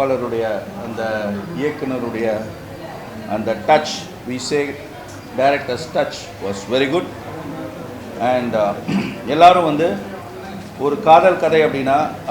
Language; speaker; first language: Tamil; native; Tamil